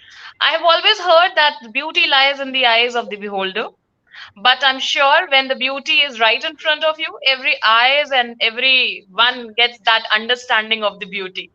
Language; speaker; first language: English; non-native, local second language; Hindi